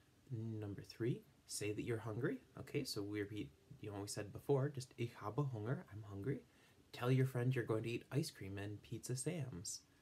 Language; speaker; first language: English; native; English